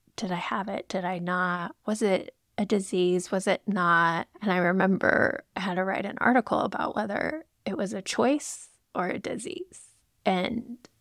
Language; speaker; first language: English; native; English